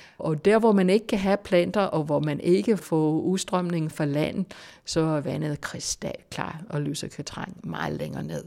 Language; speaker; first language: Danish; non-native, fluent; English